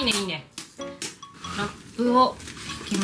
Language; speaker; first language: Japanese; native; Japanese